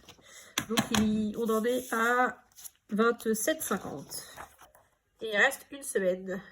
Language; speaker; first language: French; native; French